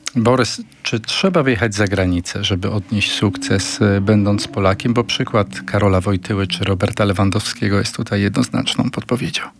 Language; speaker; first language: Polish; native; Polish